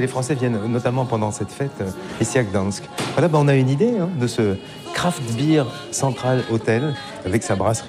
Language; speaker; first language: French; native; French